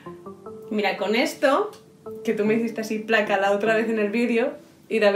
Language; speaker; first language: Spanish; native; Spanish